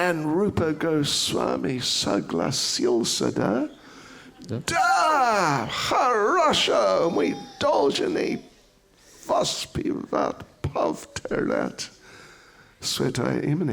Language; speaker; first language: Russian; non-native, learner; English